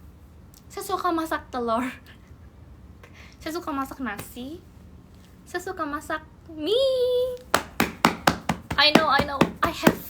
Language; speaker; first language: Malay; non-native, learner; Indonesian